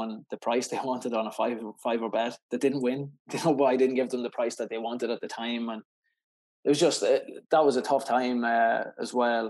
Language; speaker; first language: English; native; English